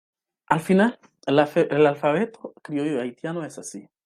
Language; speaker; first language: Spanish; non-native, local second language; Haitian Creole